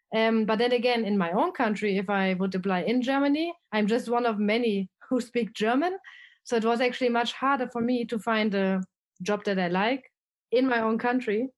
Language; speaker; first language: English; non-native, fluent; German